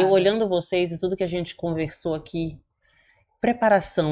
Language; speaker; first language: Portuguese; native; Portuguese